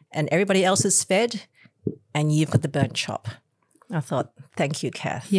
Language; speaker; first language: English; non-native, local second language; Cantonese